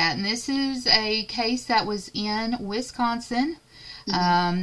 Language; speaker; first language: English; native; English